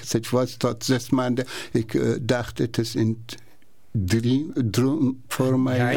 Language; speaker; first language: Dutch; non-native, learner; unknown